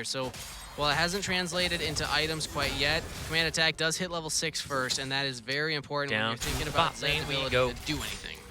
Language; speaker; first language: English; native; English